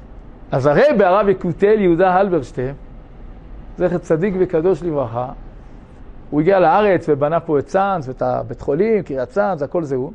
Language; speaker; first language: Hebrew; native; Hebrew